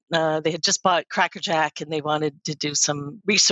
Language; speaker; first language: English; native; English